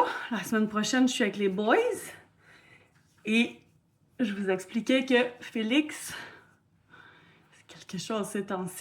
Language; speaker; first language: French; native; French